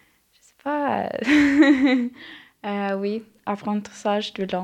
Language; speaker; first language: French; non-native, learner; Norwegian